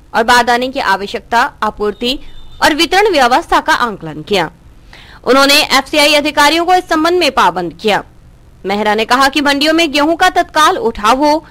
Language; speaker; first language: Hindi; native; Hindi